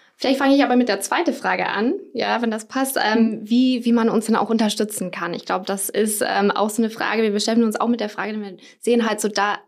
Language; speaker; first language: German; non-native, fluent; English